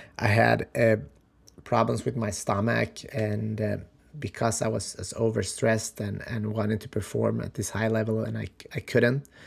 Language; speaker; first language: English; non-native, fluent; Macedonian